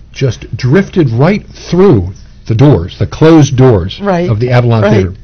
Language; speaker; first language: English; native; English